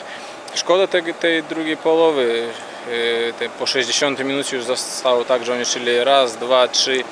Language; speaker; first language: Polish; non-native, fluent; Latvian